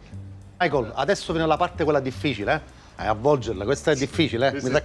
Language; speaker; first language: Italian; native; Italian